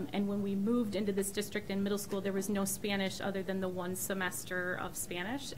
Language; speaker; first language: English; native; English